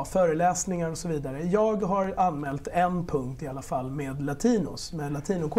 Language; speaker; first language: Swedish; early bilingual, other home language; Spanish